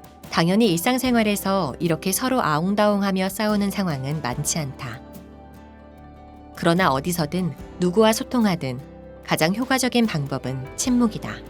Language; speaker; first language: Korean; native; Korean